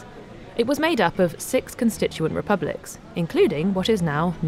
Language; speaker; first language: English; native; English